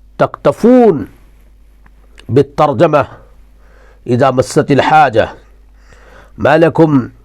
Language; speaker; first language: Arabic; non-native, fluent; Urdu